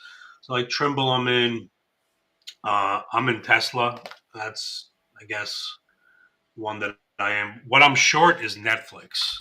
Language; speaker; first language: English; native; English